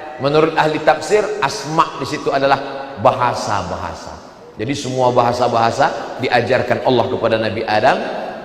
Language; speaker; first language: Indonesian; native; Indonesian